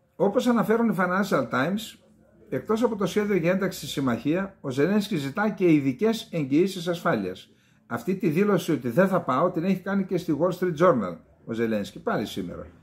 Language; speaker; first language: Greek; native; Greek